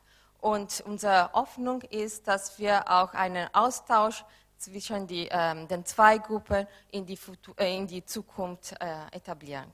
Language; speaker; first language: German; non-native, fluent; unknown